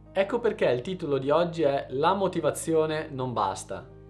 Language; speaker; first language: Italian; native; Italian